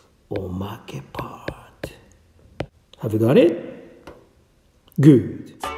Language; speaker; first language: English; non-native, fluent; Japanese